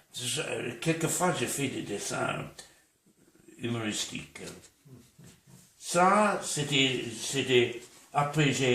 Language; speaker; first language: French; non-native, fluent; English